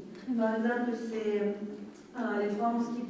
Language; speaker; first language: French; non-native, learner; Russian